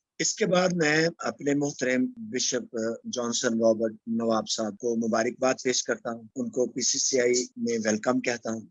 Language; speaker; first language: Urdu; non-native, local second language; Punjabi